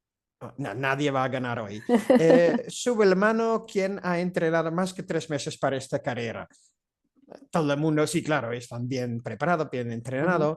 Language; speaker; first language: Spanish; non-native, fluent; Dutch